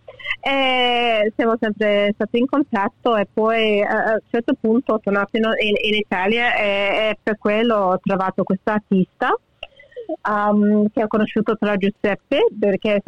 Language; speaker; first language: Italian; early bilingual, heritage; English